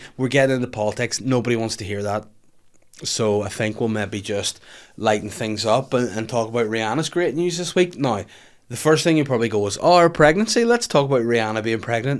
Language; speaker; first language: English; native; English